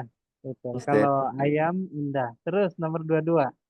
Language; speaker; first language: Indonesian; native; Indonesian